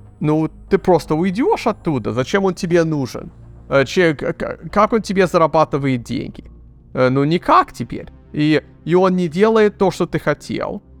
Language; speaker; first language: Russian; early bilingual, heritage; Russian